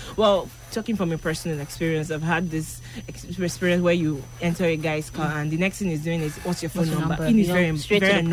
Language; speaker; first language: English; non-native, local second language; Igbo